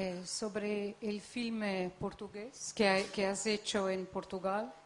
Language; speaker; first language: Spanish; non-native, learner; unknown